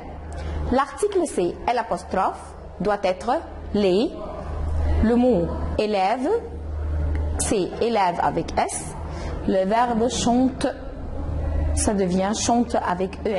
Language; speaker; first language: French; non-native, fluent; Arabic